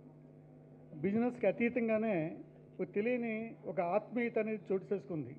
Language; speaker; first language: Telugu; native; Telugu